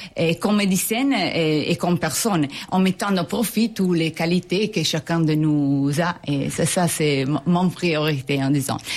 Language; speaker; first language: French; non-native, fluent; Italian